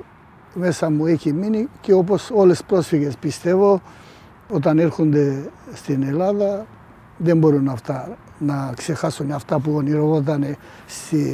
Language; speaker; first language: Greek; early bilingual, heritage; Greek